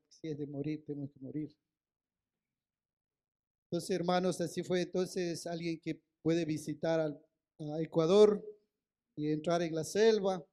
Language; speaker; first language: Spanish; non-native, local second language; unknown